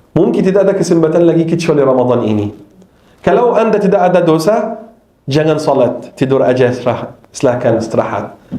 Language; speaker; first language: Malay; non-native, fluent; Arabic